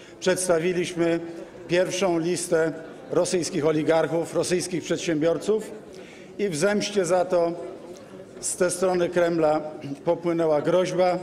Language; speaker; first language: Polish; native; Polish